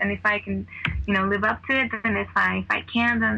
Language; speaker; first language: English; non-native, fluent; Hungarian